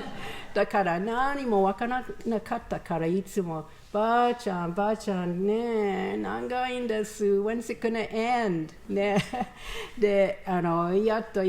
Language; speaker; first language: Japanese; non-native, learner; English